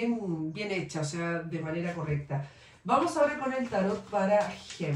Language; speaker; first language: Spanish; native; Spanish